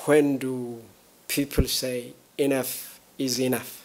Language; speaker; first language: English; non-native, local second language; Amharic